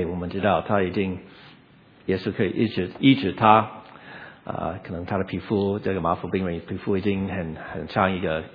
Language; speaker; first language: Chinese; non-native, learner; English